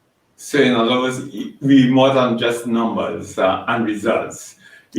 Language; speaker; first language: English; native; English